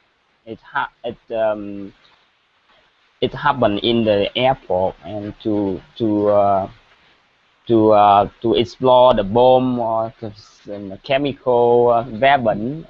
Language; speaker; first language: English; non-native, learner; Vietnamese